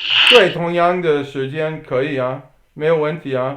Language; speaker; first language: Chinese; non-native, learner; English